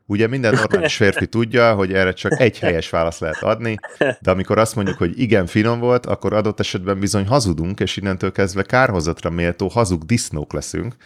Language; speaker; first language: Hungarian; native; Hungarian